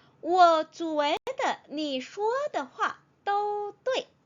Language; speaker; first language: Chinese; non-native, fluent; Korean